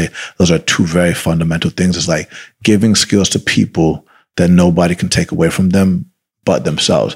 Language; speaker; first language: English; early bilingual, other home language; Spanish